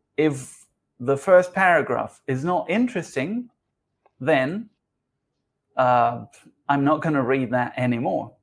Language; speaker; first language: English; non-native, fluent; Spanish